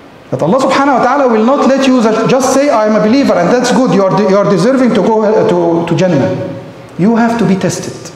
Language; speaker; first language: English; non-native, fluent; Arabic